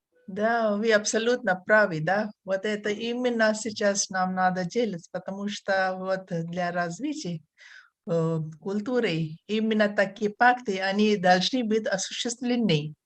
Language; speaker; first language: Russian; non-native, fluent; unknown